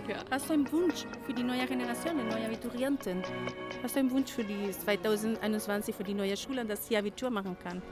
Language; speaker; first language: German; non-native, learner; Spanish